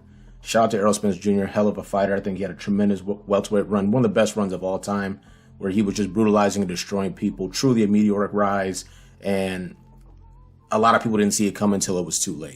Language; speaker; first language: English; native; English